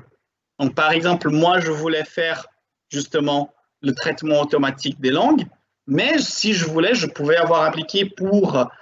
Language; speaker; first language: French; non-native, fluent; Portuguese